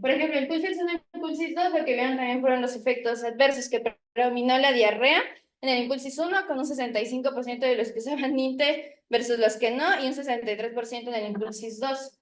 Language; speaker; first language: Spanish; native; Spanish